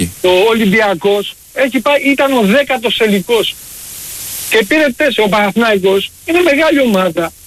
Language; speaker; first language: Greek; early bilingual, heritage; Greek